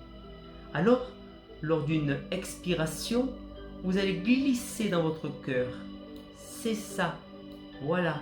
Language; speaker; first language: French; native; French